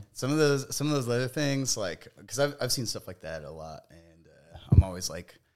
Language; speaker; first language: English; native; English